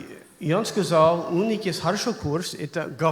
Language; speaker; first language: Russian; non-native, learner; English